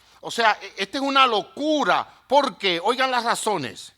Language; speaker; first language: Spanish; native; Spanish